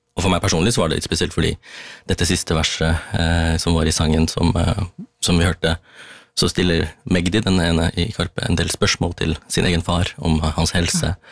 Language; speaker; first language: Norwegian; early bilingual, other home language; Tamil